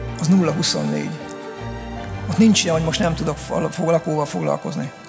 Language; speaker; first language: Hungarian; native; Hungarian